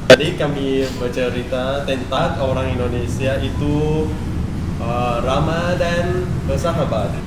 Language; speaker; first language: Indonesian; non-native, learner; Thai